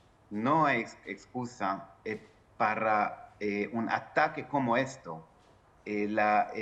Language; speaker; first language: Spanish; non-native, fluent; Hebrew